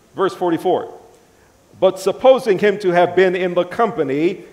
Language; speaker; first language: English; native; English